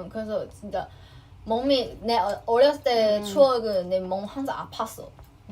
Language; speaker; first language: Korean; non-native, fluent; Chinese